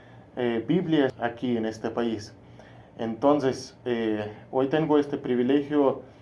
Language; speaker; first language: Spanish; non-native, learner; Russian